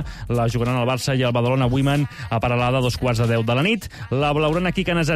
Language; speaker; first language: Catalan; native; Catalan